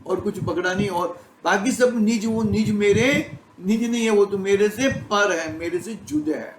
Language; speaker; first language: Hindi; non-native, local second language; Gujarati